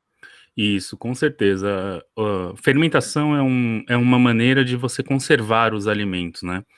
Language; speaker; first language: Portuguese; early bilingual, other home language; Korean